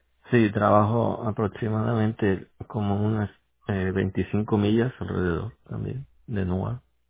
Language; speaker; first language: Spanish; native; Spanish